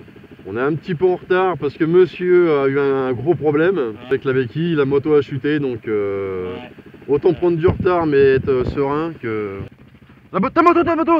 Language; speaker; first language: French; native; French